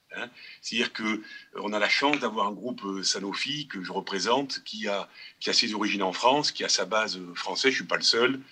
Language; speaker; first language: French; native; French